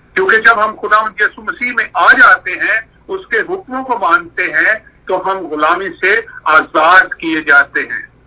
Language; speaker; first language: Urdu; non-native, local second language; Punjabi